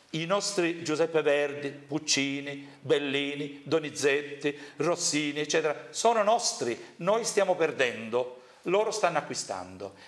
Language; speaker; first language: Italian; native; Italian